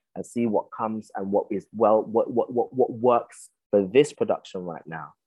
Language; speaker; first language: English; native; English